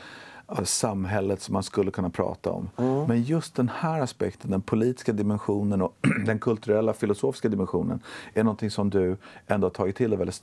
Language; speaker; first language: Swedish; native; Swedish